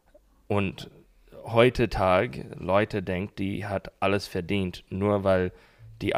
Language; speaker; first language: German; non-native, learner; English